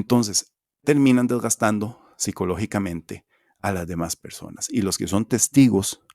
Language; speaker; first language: Spanish; native; Spanish